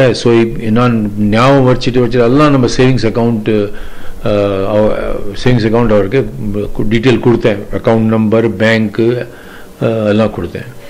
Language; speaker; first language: Tamil; non-native, local second language; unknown